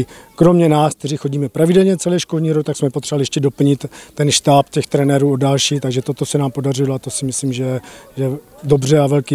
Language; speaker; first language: Czech; native; Czech